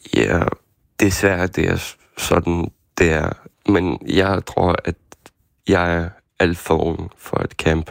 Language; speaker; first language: Danish; non-native, fluent; Ukrainian